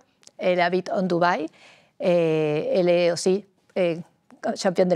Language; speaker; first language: French; non-native, learner; Spanish